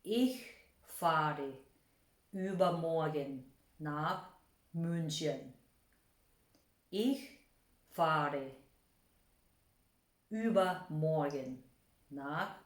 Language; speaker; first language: German; non-native, fluent; Thai